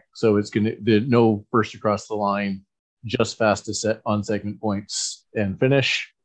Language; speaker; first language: English; native; English